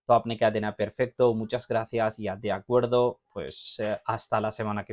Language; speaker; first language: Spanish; non-native, fluent; Urdu